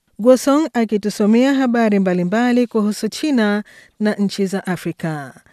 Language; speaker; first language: Swahili; native; Swahili